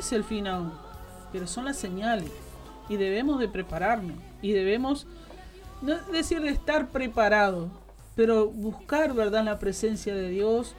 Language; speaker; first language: Spanish; native; Spanish